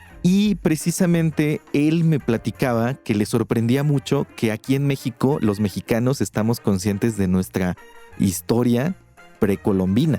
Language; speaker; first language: Spanish; native; Spanish